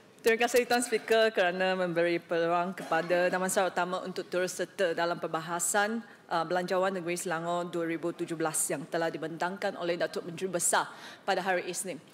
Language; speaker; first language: Malay; non-native, local second language; Chinese